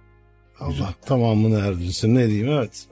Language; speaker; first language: Turkish; native; Turkish